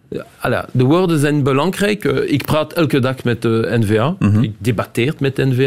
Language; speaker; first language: Dutch; non-native, local second language; French